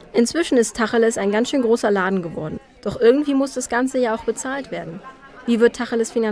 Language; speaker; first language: German; native; German